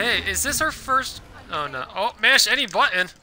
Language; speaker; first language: English; native; English